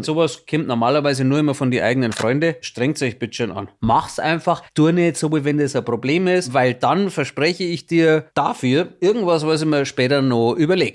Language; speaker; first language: German; native; German